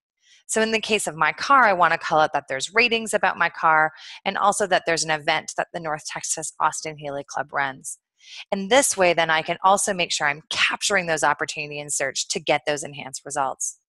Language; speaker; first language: English; native; English